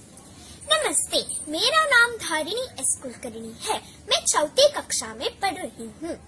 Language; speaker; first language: Hindi; non-native, local second language; Kannada